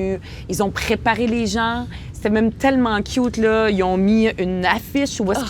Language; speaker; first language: French; native; French